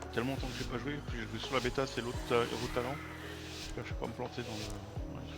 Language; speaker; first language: French; native; French